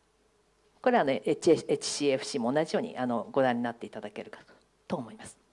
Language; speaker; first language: Japanese; native; Japanese